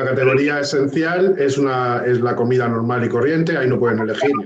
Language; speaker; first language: Spanish; native; Spanish